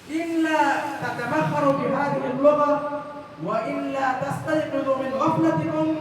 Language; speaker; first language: Arabic; non-native, fluent; Bangla